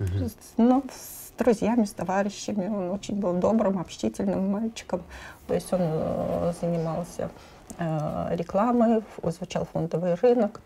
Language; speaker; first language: Russian; native; Russian